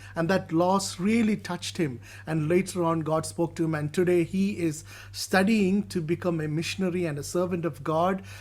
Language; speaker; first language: English; non-native, local second language; Malayalam